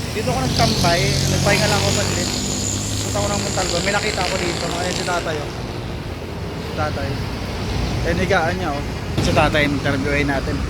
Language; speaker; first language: Filipino; native; Filipino